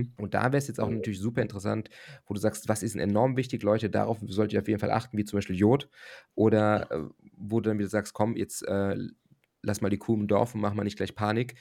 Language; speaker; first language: German; native; German